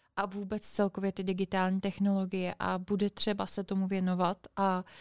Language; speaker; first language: Czech; native; Czech